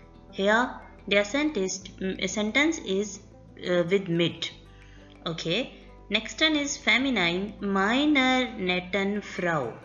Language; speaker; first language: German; non-native, learner; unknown